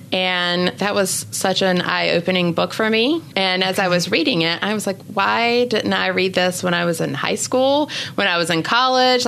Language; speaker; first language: English; native; English